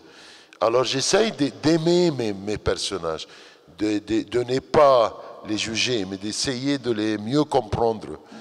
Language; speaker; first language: French; non-native, fluent; Arabic